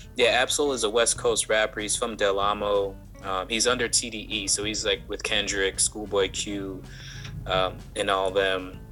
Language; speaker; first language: English; native; English